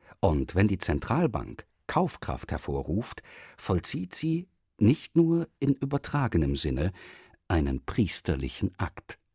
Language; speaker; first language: German; native; German